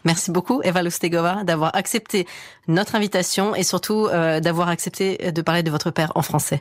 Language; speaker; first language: French; native; French